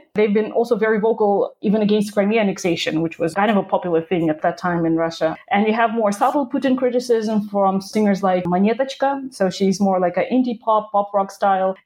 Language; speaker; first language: English; non-native, fluent; Russian